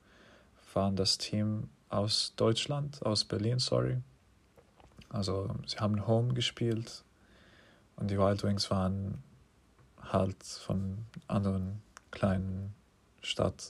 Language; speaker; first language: German; non-native, fluent; English